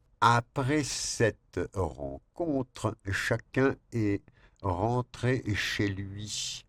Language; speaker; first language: French; non-native, fluent; Spanish